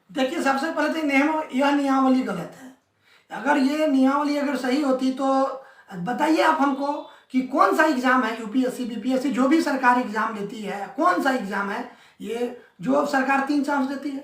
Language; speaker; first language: Hindi; native; Hindi